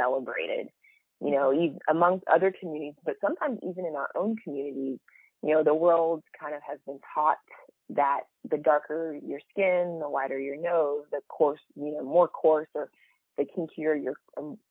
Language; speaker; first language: English; native; English